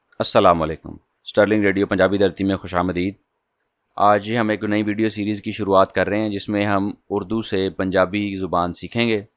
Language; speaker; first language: Urdu; non-native, local second language; Punjabi